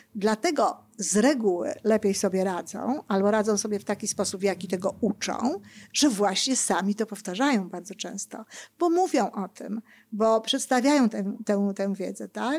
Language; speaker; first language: Polish; native; Polish